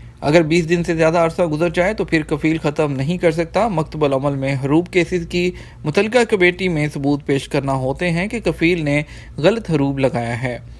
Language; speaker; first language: Urdu; native; Urdu